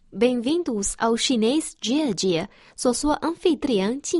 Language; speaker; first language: Portuguese; non-native, fluent; Chinese